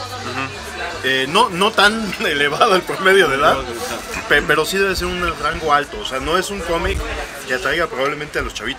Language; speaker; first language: Spanish; native; Spanish